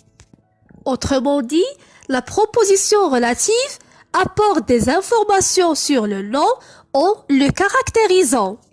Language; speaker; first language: French; non-native, local second language; Arabic